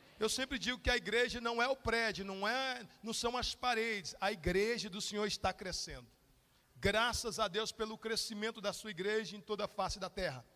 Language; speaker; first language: Portuguese; native; Portuguese